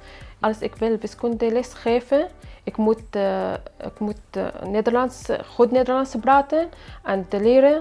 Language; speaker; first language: Dutch; non-native, learner; Arabic